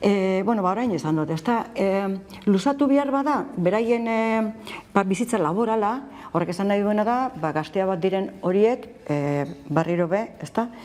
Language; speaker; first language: Basque; native; Basque